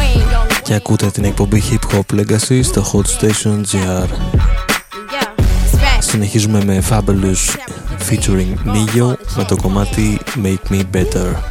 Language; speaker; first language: Greek; native; Greek